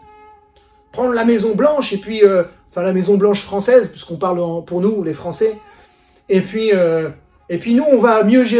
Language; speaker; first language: French; native; French